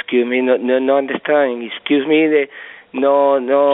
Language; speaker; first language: English; non-native, learner; Spanish